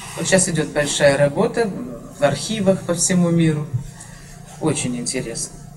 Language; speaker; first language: Russian; native; Russian